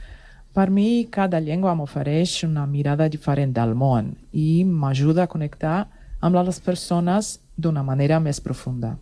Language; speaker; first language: Catalan; non-native, learner; Portuguese